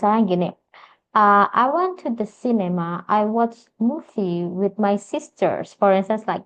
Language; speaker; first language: English; non-native, fluent; Indonesian